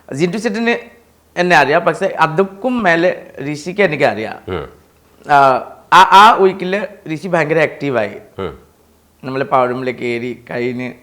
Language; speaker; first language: Malayalam; non-native, fluent; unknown